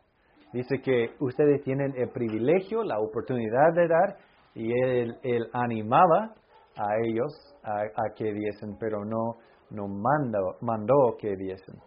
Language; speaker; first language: Spanish; non-native, fluent; English